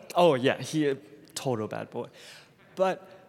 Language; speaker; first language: English; non-native, fluent; Chinese